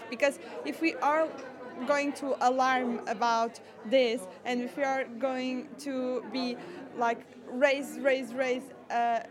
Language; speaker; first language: English; non-native, fluent; Portuguese